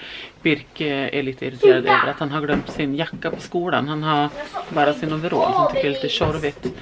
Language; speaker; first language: Swedish; native; Swedish